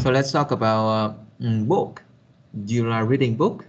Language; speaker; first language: English; non-native, fluent; Vietnamese